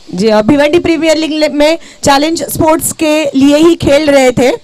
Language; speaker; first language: Hindi; non-native, local second language; Marathi